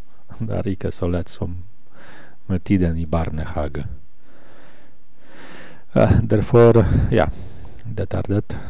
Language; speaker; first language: Swedish; non-native, learner; Norwegian